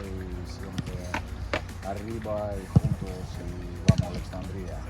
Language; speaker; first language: Spanish; non-native, fluent; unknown